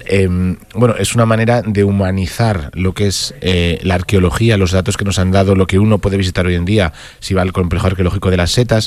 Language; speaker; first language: Spanish; native; Spanish